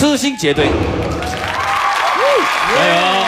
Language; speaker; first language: Chinese; native; Chinese